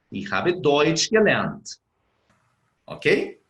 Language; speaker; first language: German; non-native, fluent; Portuguese